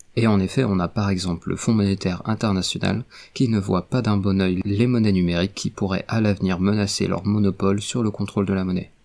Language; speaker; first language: French; native; French